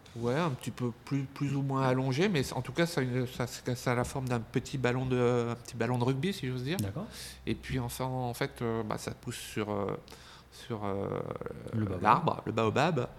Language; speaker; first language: French; native; French